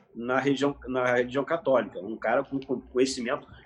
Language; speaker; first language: Portuguese; native; Portuguese